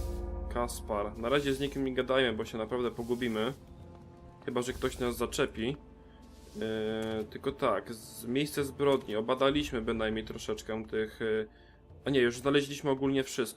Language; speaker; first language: Polish; native; Polish